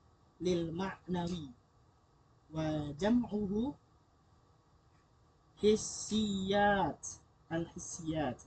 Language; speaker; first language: Arabic; non-native, learner; Indonesian